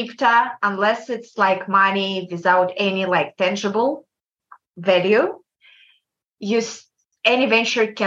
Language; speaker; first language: English; non-native, fluent; Kazakh